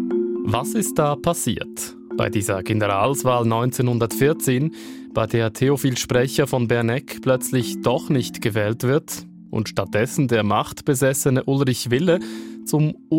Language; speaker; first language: German; native; German